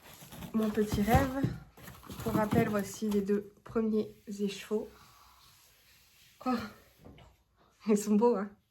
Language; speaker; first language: French; native; French